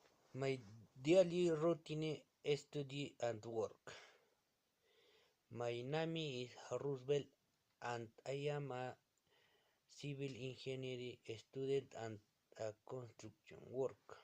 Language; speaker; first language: English; non-native, learner; Spanish